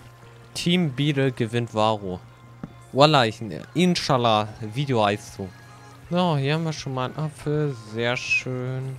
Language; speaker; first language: German; native; German